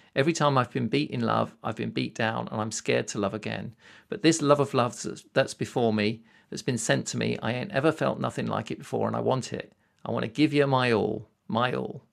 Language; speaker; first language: English; native; English